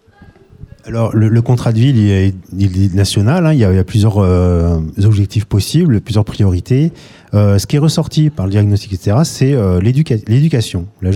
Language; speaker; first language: French; native; French